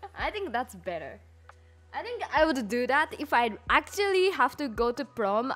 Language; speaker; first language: English; non-native, fluent; Japanese